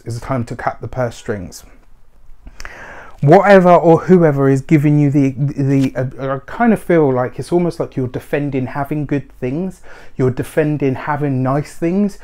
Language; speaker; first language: English; native; English